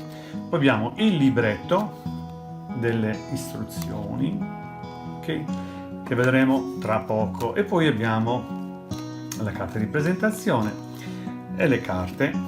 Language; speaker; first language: Italian; native; Italian